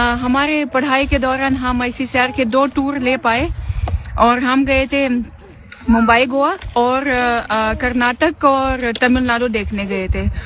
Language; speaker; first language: Hindi; non-native, fluent; Russian